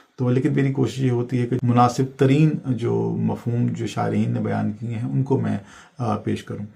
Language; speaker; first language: Urdu; non-native, local second language; Punjabi